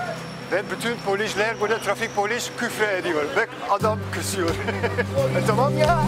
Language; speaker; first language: Turkish; non-native, fluent; Dutch